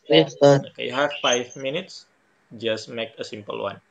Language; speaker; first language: English; non-native, fluent; Indonesian